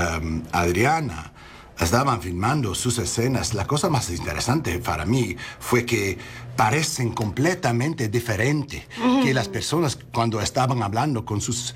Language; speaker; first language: Spanish; non-native, learner; English